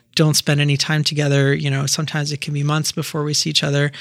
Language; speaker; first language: English; native; English